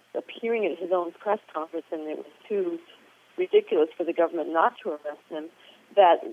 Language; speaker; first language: English; native; English